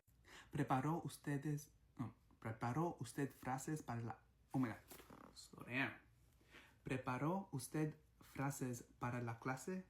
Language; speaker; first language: Spanish; early bilingual, heritage; English